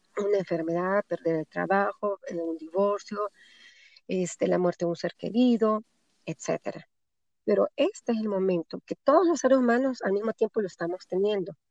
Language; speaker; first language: Spanish; native; Spanish